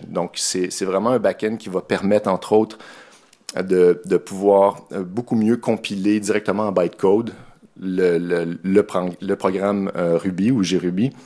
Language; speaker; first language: French; native; French